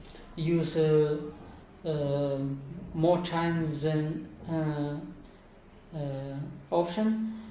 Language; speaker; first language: English; non-native, learner; Kazakh